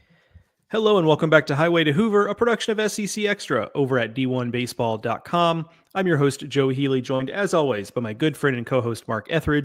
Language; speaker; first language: English; native; English